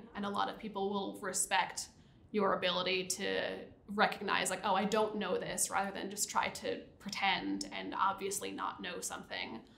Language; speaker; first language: English; native; English